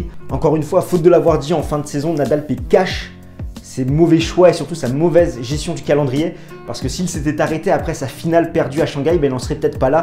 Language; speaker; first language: French; native; French